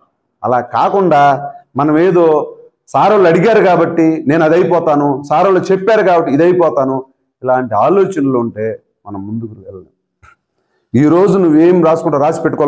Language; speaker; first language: Telugu; native; Telugu